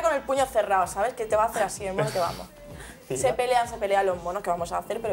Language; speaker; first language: Spanish; native; Spanish